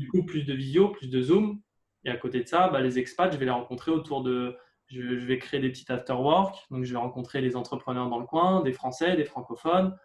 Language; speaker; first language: French; native; French